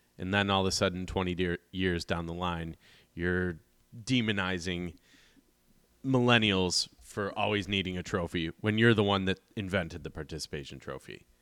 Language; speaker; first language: English; native; English